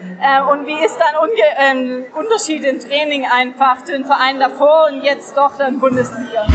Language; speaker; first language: German; native; German